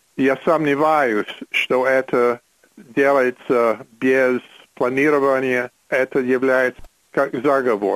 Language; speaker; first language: Russian; non-native, fluent; English